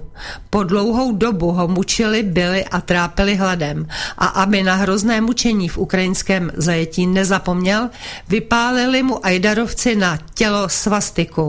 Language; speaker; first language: Czech; native; Czech